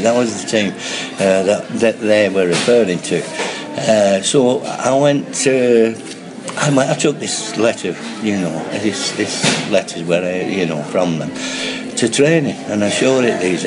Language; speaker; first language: English; native; English